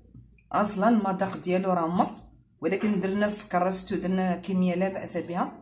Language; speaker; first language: Arabic; native; Arabic